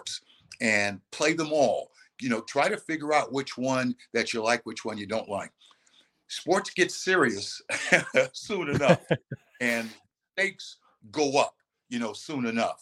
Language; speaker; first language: English; native; English